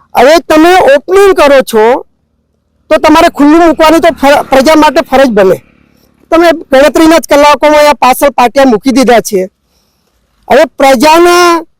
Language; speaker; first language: Gujarati; native; Gujarati